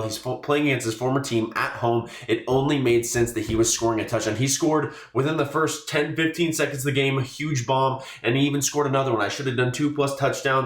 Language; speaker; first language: English; native; English